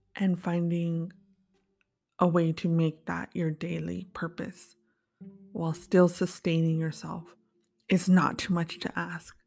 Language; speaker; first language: English; early bilingual, other home language; Spanish